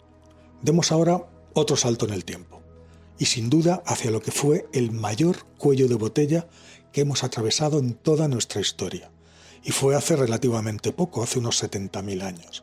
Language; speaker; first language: Spanish; native; Spanish